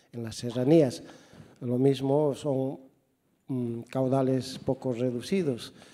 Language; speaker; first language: Spanish; native; Spanish